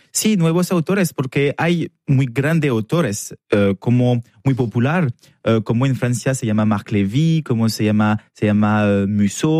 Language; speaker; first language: Spanish; non-native, learner; French